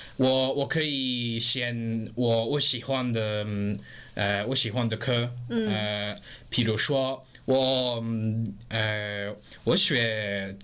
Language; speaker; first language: Chinese; non-native, learner; English